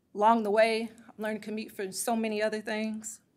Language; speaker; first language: English; native; English